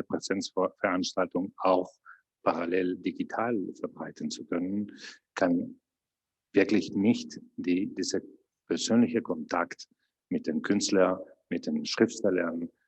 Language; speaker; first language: German; non-native, fluent; Spanish